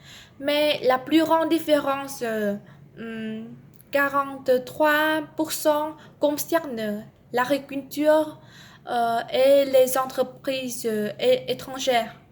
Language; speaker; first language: French; non-native, learner; Vietnamese